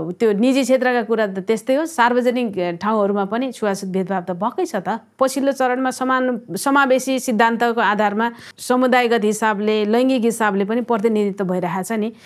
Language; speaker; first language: Nepali; native; Nepali